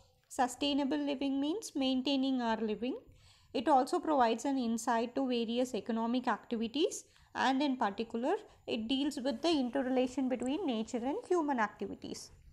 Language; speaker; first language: English; non-native, local second language; Tamil